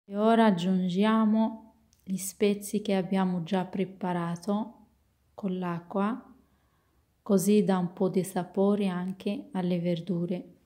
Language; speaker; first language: Italian; non-native, fluent; Arabic